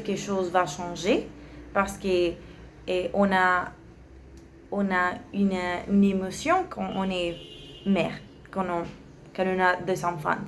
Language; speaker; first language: French; non-native, learner; Spanish